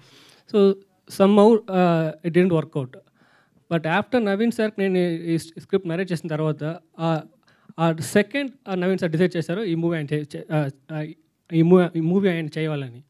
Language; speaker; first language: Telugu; non-native, learner; Tamil